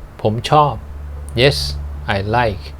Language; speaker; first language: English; non-native, learner; Thai